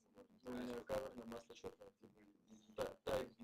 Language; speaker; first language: Russian; native; Russian